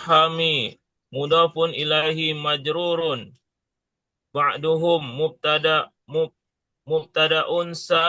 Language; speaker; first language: Arabic; non-native, learner; Indonesian